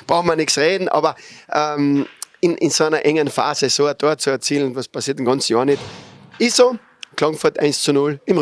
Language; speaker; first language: German; native; German